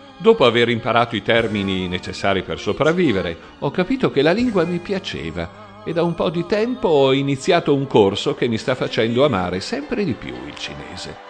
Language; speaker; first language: Italian; native; Italian